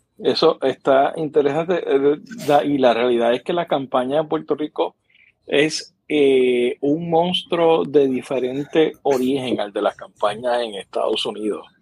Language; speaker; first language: Spanish; native; Spanish